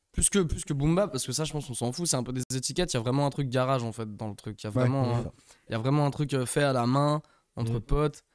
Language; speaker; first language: French; non-native, fluent; English